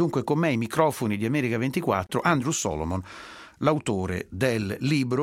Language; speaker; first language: Italian; native; Italian